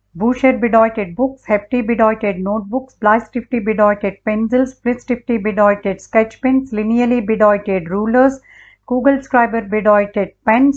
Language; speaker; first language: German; non-native, learner; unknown